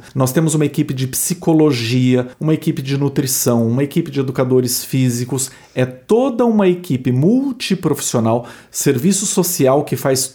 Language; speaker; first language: Portuguese; native; Portuguese